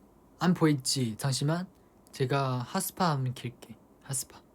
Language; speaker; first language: Korean; non-native, fluent; Chinese